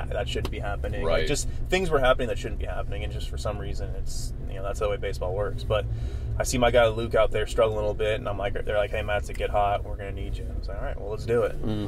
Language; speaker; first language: English; native; English